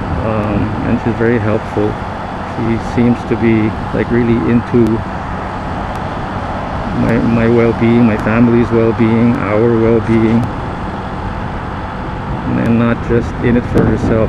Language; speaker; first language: English; non-native, local second language; Filipino